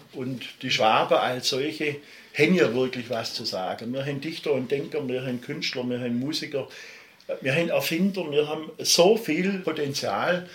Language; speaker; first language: German; native; German